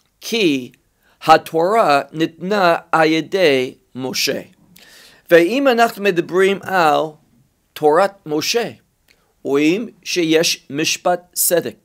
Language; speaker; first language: Hebrew; non-native, fluent; English